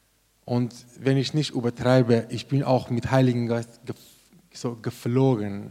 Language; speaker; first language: German; non-native, learner; Persian